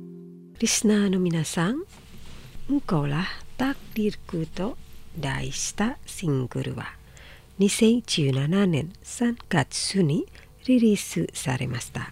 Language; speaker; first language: Japanese; non-native, fluent; Indonesian